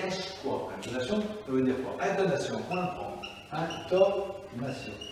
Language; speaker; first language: French; native; French